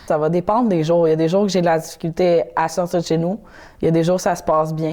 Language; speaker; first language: French; native; French